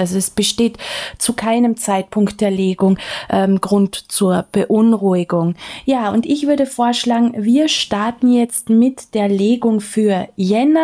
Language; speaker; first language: German; native; German